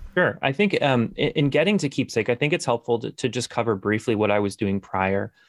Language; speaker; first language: English; native; English